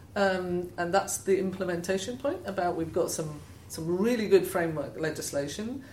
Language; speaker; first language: English; native; English